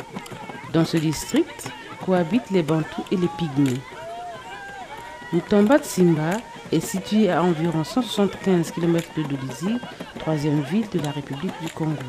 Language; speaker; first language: French; non-native, local second language; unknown